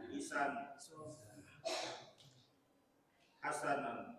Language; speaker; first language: Arabic; non-native, learner; Indonesian